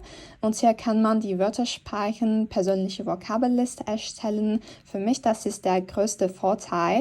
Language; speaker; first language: German; non-native, fluent; Turkish